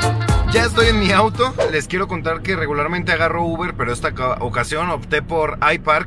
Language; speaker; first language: Spanish; native; Spanish